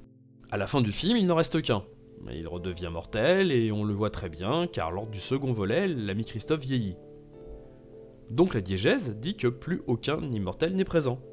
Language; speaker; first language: French; native; French